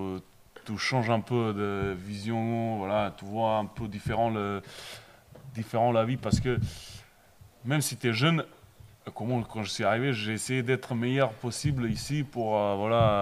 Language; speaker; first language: French; non-native, learner; Bosnian